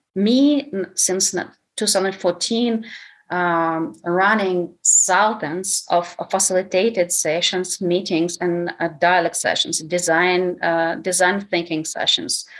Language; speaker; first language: English; non-native, fluent; Ukrainian